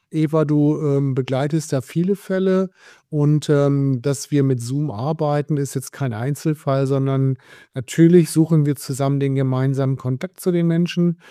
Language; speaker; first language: German; native; German